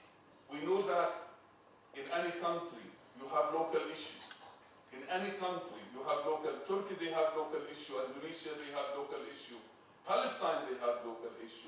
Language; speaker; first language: English; non-native, fluent; Arabic